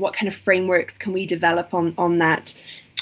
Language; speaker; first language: English; native; English